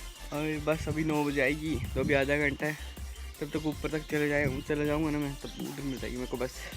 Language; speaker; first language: Hindi; native; Hindi